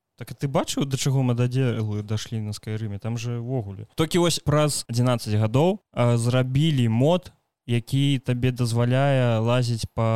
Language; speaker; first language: Belarusian; non-native, local second language; Russian